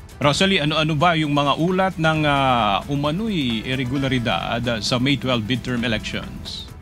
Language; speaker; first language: Filipino; native; Filipino